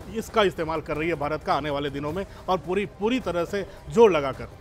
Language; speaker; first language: Hindi; native; Hindi